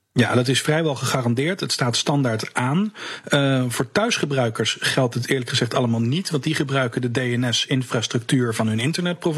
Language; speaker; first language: Dutch; native; Dutch